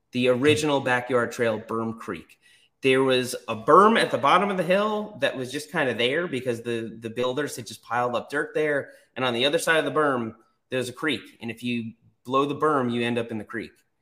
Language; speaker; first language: English; native; English